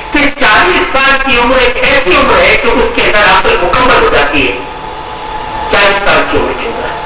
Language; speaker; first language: Urdu; non-native, local second language; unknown